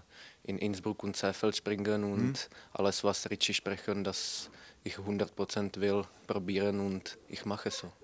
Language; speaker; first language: German; non-native, learner; Czech